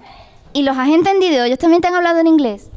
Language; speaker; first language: Spanish; native; Spanish